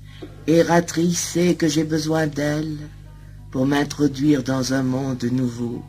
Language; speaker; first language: French; native; French